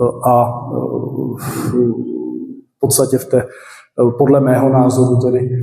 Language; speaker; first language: Czech; native; Czech